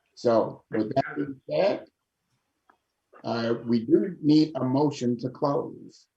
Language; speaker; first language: English; native; English